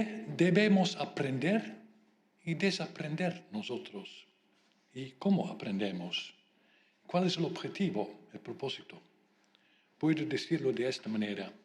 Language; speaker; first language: Spanish; non-native, fluent; Dutch